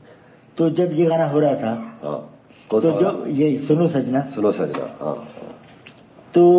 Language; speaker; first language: Hindi; native; Hindi